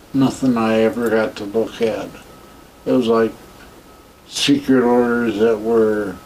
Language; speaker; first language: English; native; English